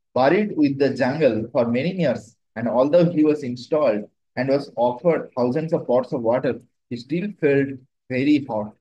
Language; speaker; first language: English; non-native, local second language; Bangla